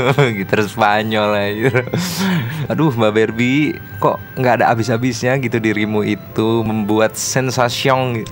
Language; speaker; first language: Indonesian; native; Indonesian